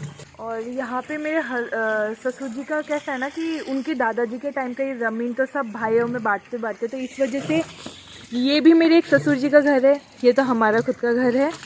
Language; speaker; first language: Hindi; native; Hindi